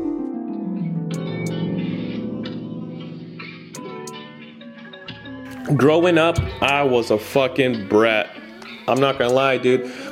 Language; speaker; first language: English; native; English